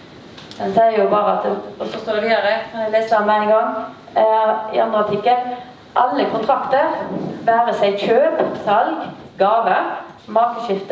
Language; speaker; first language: Norwegian; native; Norwegian